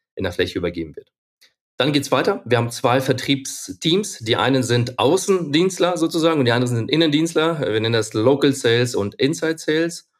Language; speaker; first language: German; non-native, fluent; Ukrainian